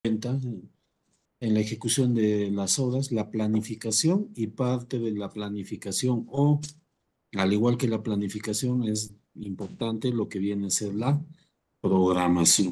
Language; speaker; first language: Spanish; native; Spanish